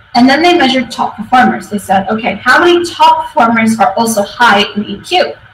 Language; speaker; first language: English; native; English